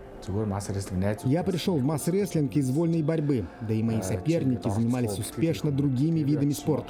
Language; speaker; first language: Russian; non-native, fluent; Mongolian